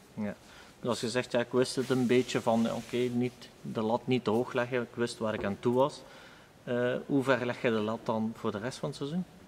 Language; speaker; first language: Dutch; native; Dutch